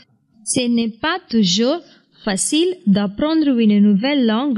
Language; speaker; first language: French; non-native, learner; Tamil